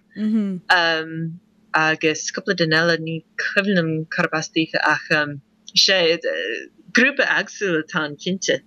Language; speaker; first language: Irish; non-native, fluent; English